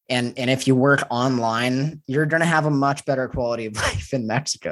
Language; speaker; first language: English; native; English